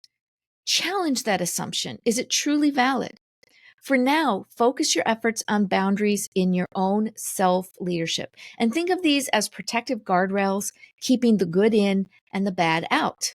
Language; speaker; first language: English; native; English